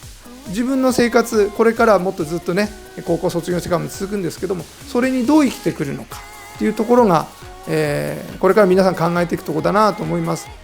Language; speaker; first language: Japanese; native; Japanese